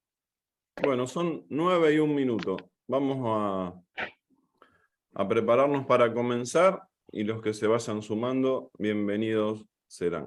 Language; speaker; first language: Spanish; native; Spanish